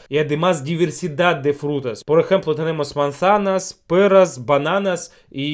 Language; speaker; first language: Spanish; non-native, learner; Russian